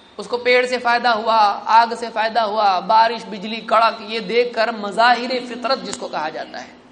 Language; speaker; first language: Urdu; native; Urdu